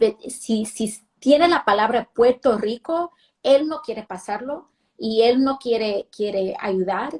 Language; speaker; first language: Spanish; early bilingual, heritage; Spanish